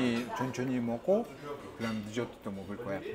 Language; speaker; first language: Korean; non-native, learner; Russian